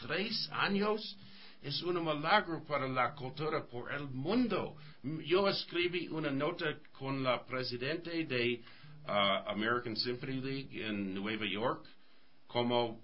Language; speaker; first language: Spanish; non-native, learner; English